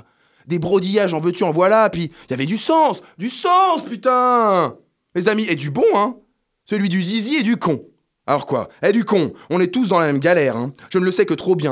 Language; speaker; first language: French; native; French